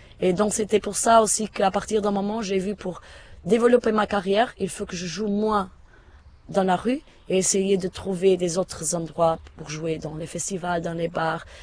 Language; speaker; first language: French; non-native, fluent; Portuguese